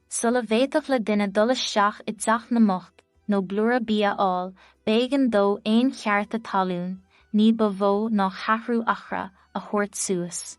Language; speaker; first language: Irish; native; Irish